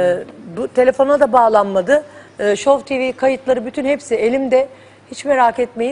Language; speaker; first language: Turkish; native; Turkish